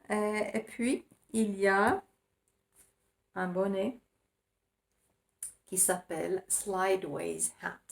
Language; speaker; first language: French; non-native, fluent; Finnish